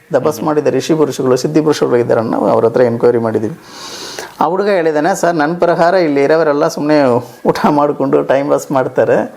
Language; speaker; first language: Kannada; non-native, local second language; Tamil